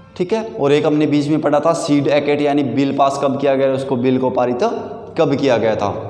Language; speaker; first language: Hindi; native; Hindi